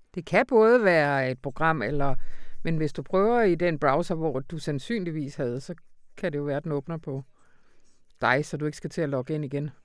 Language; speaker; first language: Danish; native; Danish